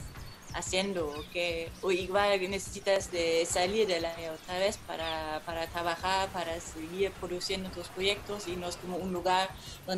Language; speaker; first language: Spanish; non-native, fluent; German